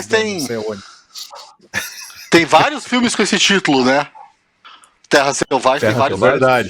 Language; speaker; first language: Portuguese; native; Portuguese